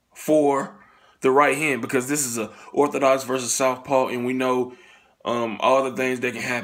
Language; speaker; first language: English; native; English